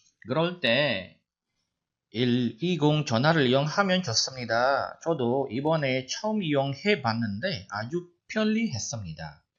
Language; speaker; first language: Korean; non-native, fluent; Indonesian